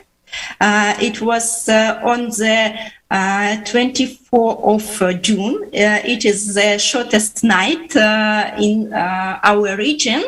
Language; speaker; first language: English; non-native, fluent; Uzbek